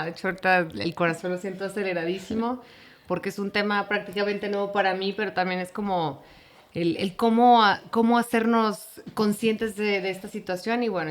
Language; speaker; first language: Spanish; native; Spanish